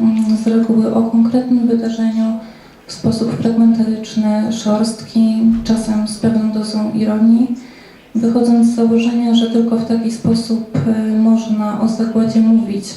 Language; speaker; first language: Polish; native; Polish